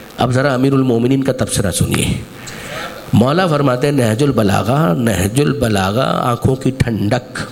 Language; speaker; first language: Urdu; non-native, local second language; Gujarati